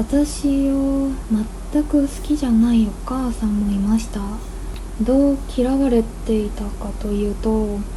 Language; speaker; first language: Japanese; non-native, fluent; Korean